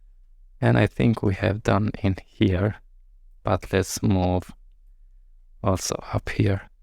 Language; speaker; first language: English; non-native, fluent; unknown